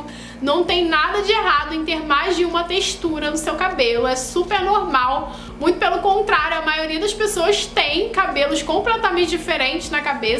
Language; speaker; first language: Portuguese; native; Portuguese